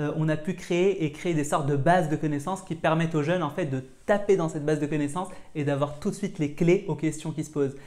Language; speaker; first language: French; non-native, local second language; Arabic